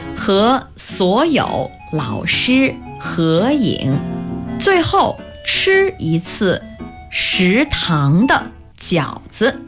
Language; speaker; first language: Chinese; native; Chinese